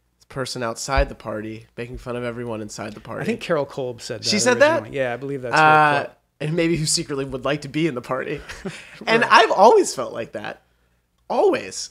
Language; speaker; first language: English; native; English